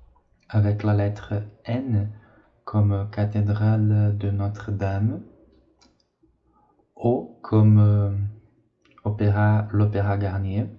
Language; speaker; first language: French; non-native, fluent; Portuguese